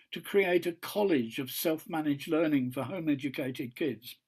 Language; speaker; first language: English; native; English